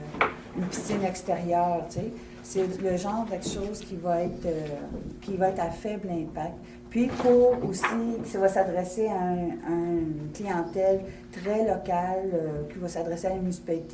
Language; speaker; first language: French; native; French